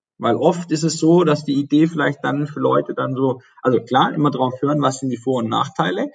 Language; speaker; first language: German; early bilingual, other home language; Turkish